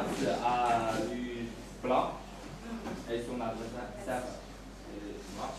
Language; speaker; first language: French; non-native, fluent; Chinese